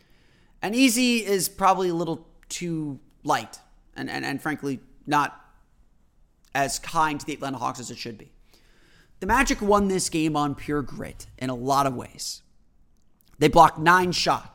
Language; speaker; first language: English; native; English